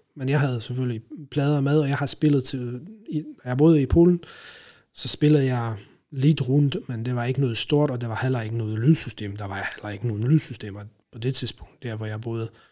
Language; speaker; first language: Danish; non-native, fluent; Polish